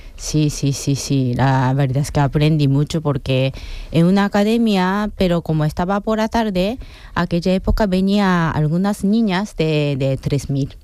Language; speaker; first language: Spanish; non-native, fluent; Japanese